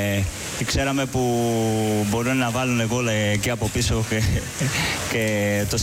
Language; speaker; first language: Greek; non-native, fluent; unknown